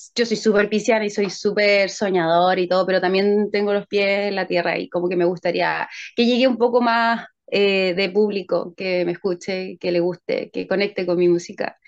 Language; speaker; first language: Spanish; native; Spanish